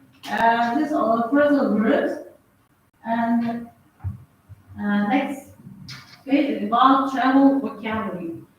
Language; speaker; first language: English; non-native, fluent; Uzbek